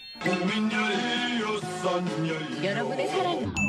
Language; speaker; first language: Korean; native; Korean